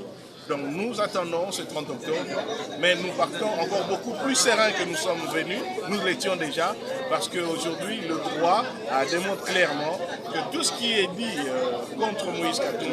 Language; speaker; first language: French; non-native, local second language; Lingala